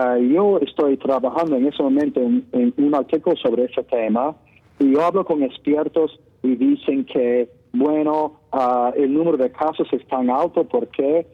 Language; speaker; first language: Spanish; non-native, fluent; Italian